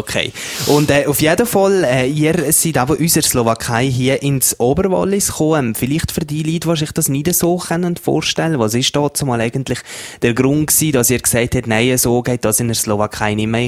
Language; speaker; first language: German; native; German